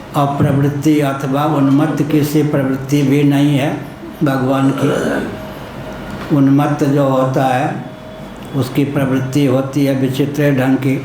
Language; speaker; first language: Hindi; non-native, local second language; Maithili